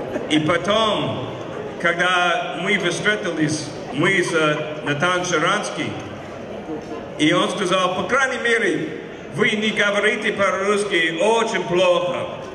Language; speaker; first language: Russian; non-native, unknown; English